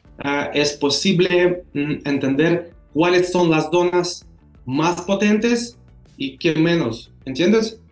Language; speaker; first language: Spanish; non-native, learner; Russian